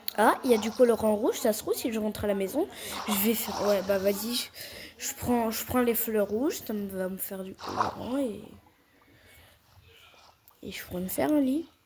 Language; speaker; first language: French; native; French